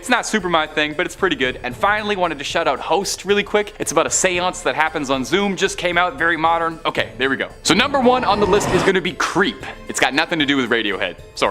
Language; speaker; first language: English; native; English